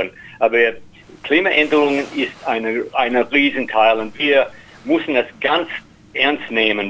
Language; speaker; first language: German; non-native, learner; English